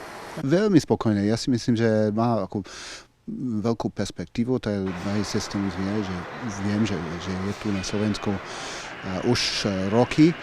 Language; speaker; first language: Slovak; non-native, fluent; English